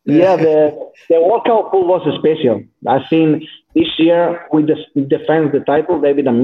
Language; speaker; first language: English; non-native, learner; Spanish